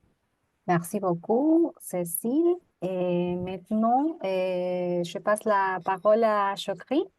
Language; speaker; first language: French; non-native, fluent; Spanish